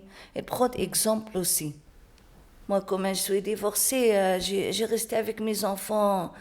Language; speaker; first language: French; non-native, learner; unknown